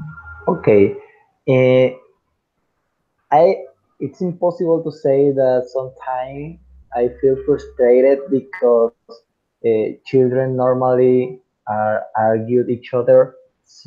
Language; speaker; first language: English; non-native, fluent; Spanish